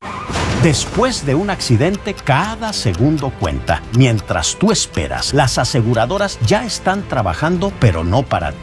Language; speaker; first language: Spanish; native; Spanish